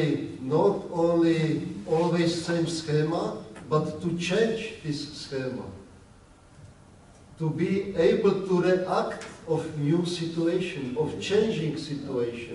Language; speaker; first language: English; non-native, learner; Czech